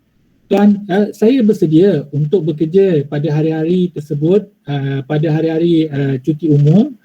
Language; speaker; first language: Malay; native; Malay